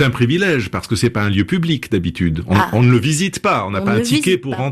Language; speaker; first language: French; native; French